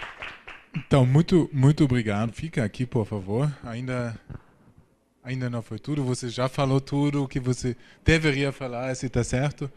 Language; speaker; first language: Portuguese; non-native, fluent; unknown